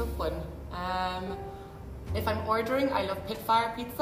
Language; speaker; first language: English; native; English